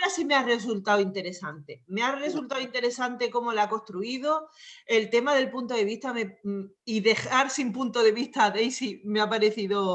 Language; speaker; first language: Spanish; native; Spanish